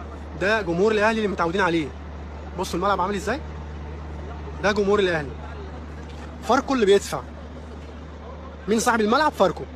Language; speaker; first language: Arabic; native; Arabic